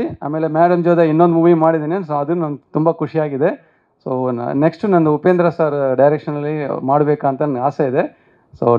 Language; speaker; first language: Kannada; non-native, fluent; Tamil